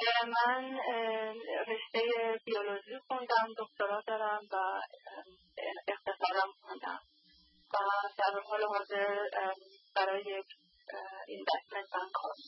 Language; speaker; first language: Persian; early bilingual, heritage; Persian